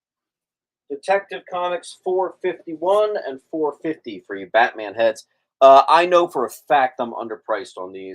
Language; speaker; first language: English; native; English